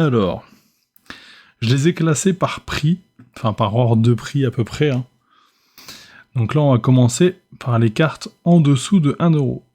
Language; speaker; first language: French; native; French